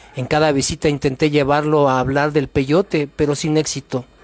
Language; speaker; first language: Spanish; native; Spanish